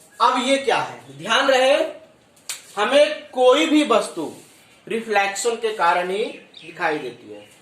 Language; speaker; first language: Hindi; native; Hindi